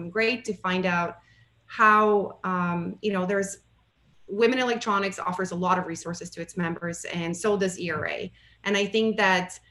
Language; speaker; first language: English; non-native, fluent; Bulgarian